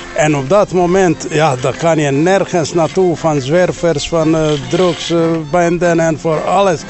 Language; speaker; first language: Dutch; non-native, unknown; Bosnian